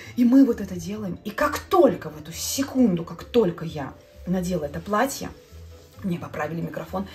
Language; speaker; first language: Russian; non-native, local second language; Latvian